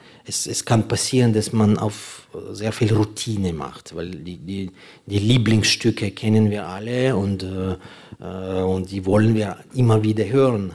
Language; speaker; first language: German; non-native, fluent; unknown